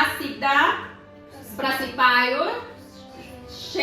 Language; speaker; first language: Russian; non-native, learner; Tajik